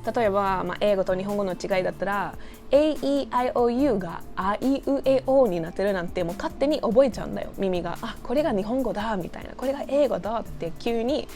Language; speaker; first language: Japanese; non-native, fluent; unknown